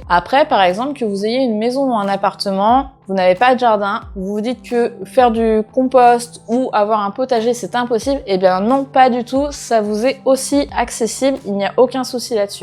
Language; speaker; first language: French; native; French